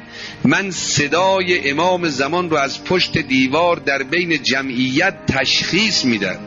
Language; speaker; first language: Persian; native; Persian